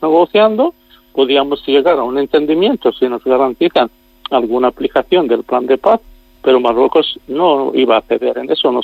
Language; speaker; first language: Spanish; non-native, local second language; Arabic